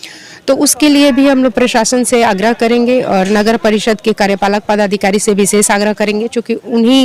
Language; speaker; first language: Hindi; native; Hindi